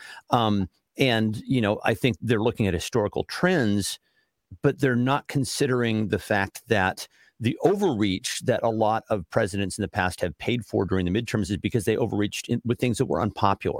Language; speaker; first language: English; native; English